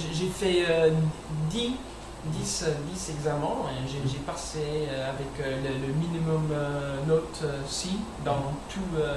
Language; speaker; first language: French; non-native, learner; English